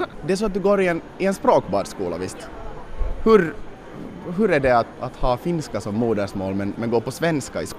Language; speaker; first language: Swedish; native; Swedish